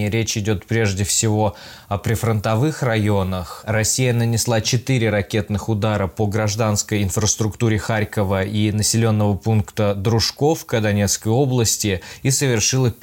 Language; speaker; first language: Russian; native; Russian